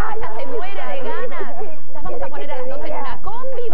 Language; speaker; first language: Spanish; native; Spanish